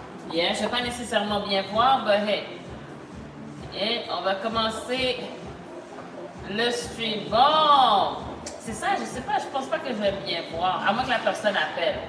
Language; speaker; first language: French; native; French